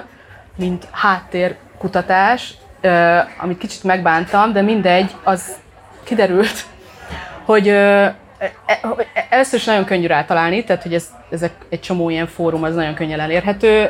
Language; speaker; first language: Hungarian; native; Hungarian